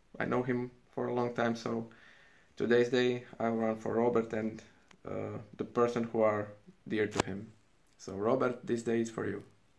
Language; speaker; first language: English; non-native, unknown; Croatian